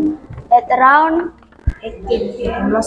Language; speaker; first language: English; non-native, learner; Indonesian